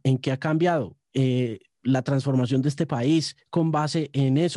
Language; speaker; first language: Spanish; native; Spanish